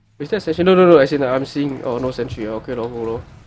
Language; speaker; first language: English; non-native, local second language; Chinese